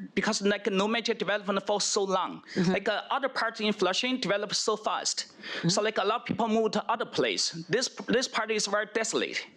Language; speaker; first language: English; non-native, fluent; Chinese